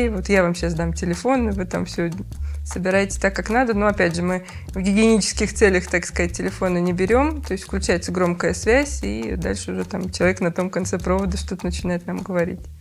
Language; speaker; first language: Russian; native; Russian